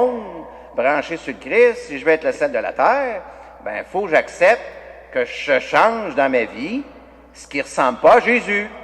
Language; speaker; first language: French; native; French